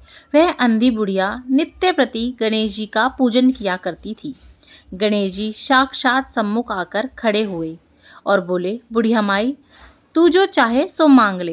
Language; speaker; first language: Hindi; native; Hindi